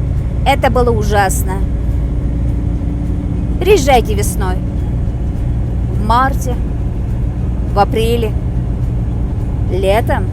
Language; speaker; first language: Russian; non-native, local second language; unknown